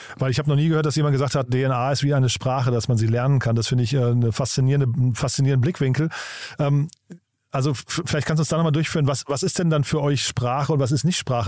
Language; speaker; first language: German; native; German